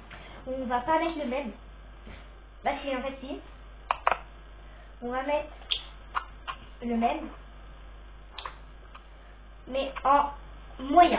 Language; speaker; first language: French; native; French